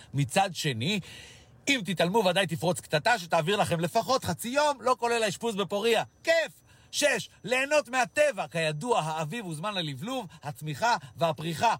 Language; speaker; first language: Hebrew; native; Hebrew